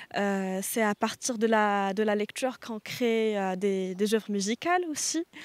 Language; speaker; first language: French; non-native, local second language; Arabic